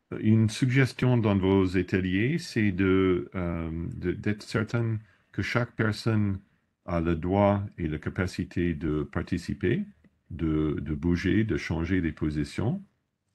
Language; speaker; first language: French; non-native, fluent; English